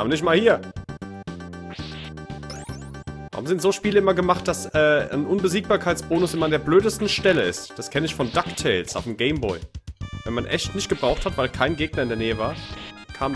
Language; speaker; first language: German; native; German